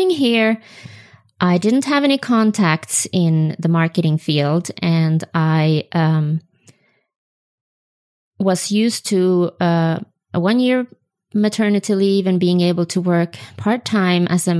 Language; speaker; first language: English; non-native, fluent; Swedish